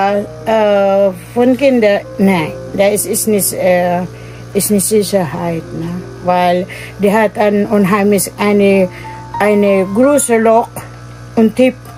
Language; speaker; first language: German; non-native, learner; Filipino